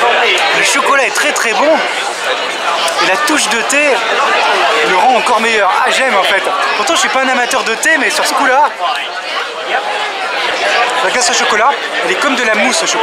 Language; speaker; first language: French; native; French